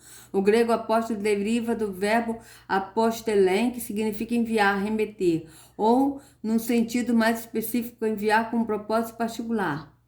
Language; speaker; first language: Portuguese; native; Portuguese